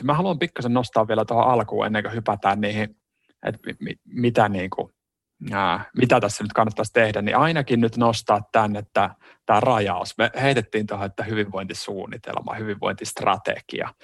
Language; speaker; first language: Finnish; native; Finnish